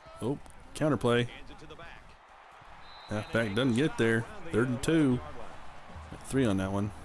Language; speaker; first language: English; native; English